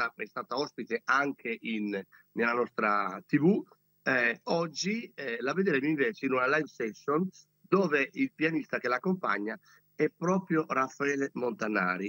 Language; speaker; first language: Italian; native; Italian